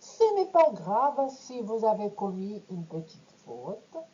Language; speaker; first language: French; non-native, fluent; Ukrainian